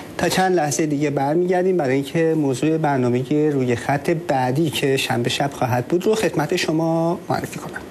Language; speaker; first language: Persian; native; Persian